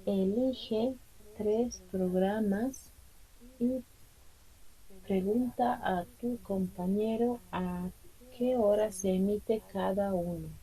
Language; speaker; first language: Spanish; non-native, fluent; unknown